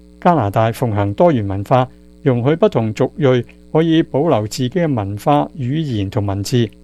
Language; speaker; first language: Chinese; non-native, local second language; Cantonese